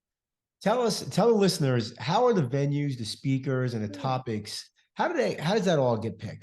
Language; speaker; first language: English; native; English